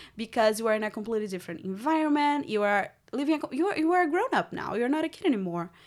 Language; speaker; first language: English; non-native, fluent; Portuguese